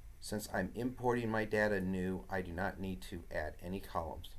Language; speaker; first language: English; native; English